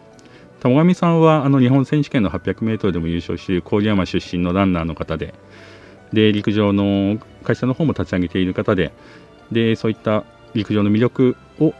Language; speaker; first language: Japanese; native; Japanese